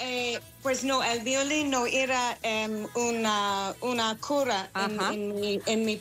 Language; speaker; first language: Spanish; non-native, fluent; English